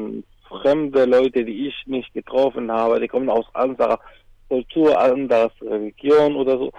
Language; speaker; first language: German; non-native, learner; Arabic